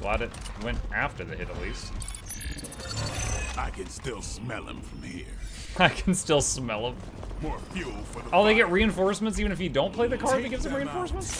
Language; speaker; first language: English; native; English